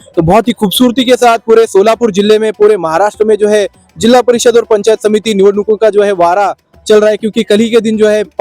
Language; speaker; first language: Hindi; non-native, local second language; Marathi